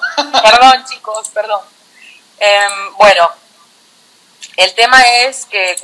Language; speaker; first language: Portuguese; non-native, learner; Spanish